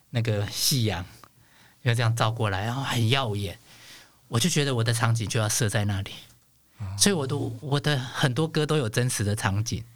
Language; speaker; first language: Chinese; non-native, local second language; Hakka Chinese